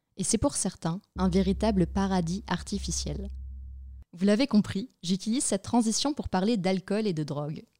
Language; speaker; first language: French; native; French